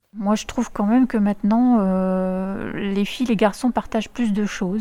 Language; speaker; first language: French; native; French